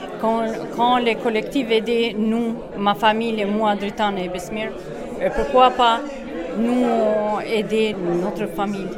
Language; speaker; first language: French; non-native, learner; Albanian